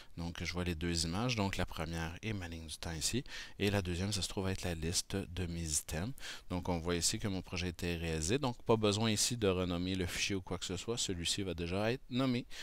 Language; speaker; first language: French; native; French